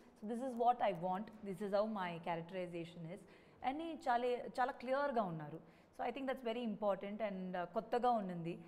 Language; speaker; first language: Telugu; non-native, local second language; Tamil